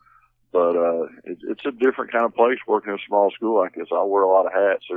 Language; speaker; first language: English; native; English